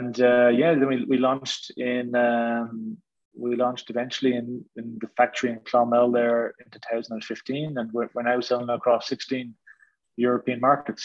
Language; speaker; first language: English; native; English